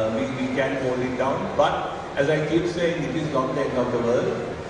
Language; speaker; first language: English; non-native, local second language; Sinhala